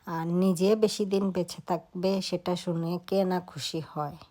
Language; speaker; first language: Bangla; non-native, local second language; Sylheti